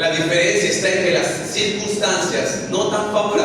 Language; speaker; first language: Spanish; native; Spanish